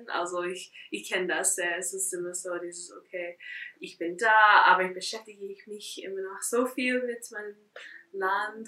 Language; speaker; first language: German; non-native, fluent; English